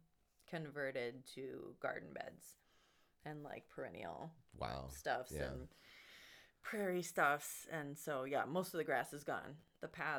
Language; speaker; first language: English; native; English